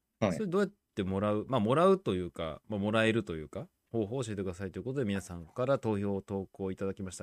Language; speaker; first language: Japanese; native; Japanese